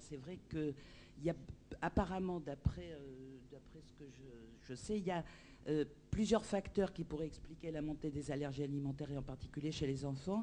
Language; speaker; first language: French; native; French